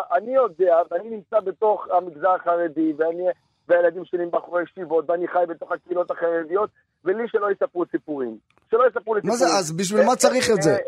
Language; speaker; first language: Hebrew; early bilingual, other home language; Arabic